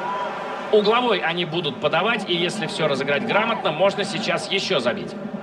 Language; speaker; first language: Russian; native; Russian